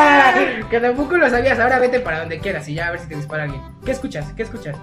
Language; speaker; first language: Spanish; native; Spanish